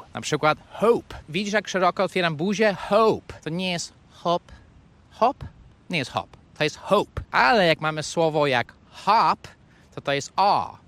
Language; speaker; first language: Polish; non-native, fluent; English